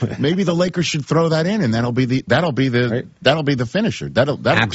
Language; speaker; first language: English; native; English